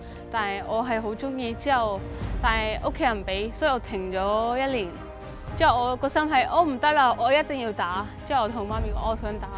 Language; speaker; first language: Cantonese; early bilingual, other home language; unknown